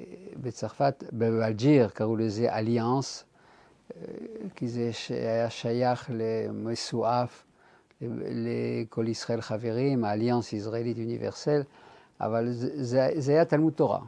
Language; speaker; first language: Hebrew; non-native, fluent; French